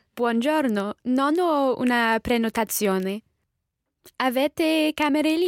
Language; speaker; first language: Italian; non-native, learner; English